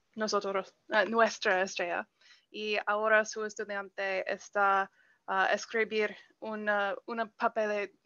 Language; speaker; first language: Spanish; non-native, learner; English